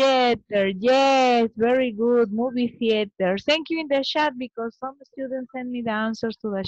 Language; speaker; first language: English; non-native, learner; Spanish